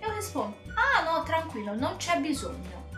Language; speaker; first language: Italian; non-native, fluent; Portuguese